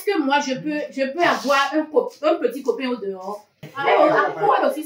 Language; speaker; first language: French; non-native, local second language; Fon